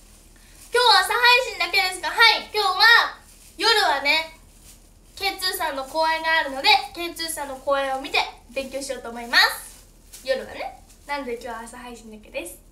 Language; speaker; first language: Japanese; native; Japanese